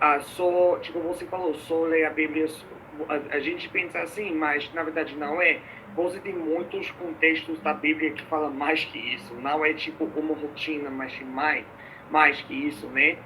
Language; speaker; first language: Portuguese; non-native, fluent; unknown